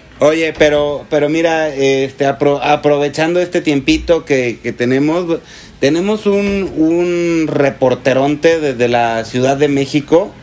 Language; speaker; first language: Spanish; native; Spanish